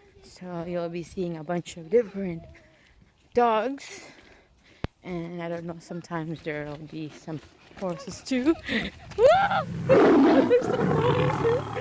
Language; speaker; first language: English; non-native, local second language; Filipino